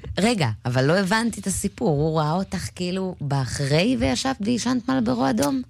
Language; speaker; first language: Hebrew; native; Hebrew